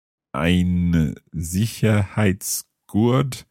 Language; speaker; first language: German; non-native, learner; English